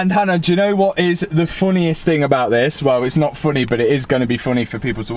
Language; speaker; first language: English; native; English